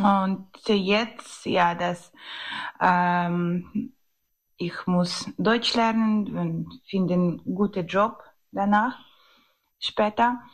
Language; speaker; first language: German; non-native, learner; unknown